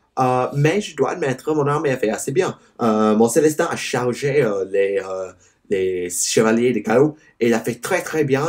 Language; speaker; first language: French; non-native, learner; English